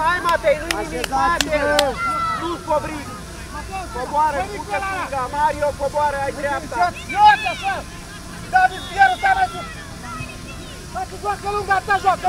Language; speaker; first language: Romanian; native; Romanian